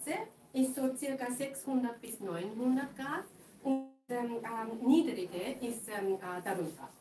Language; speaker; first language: German; non-native, fluent; Japanese